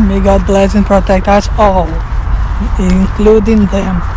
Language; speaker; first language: English; non-native, fluent; Portuguese